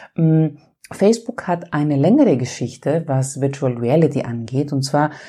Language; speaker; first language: German; non-native, fluent; Greek